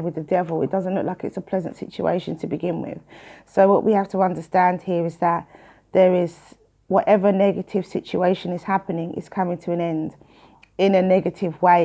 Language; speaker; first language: English; native; English